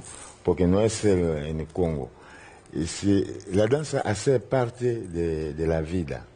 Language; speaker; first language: Spanish; non-native, learner; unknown